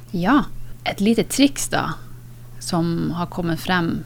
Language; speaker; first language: Norwegian; native; Norwegian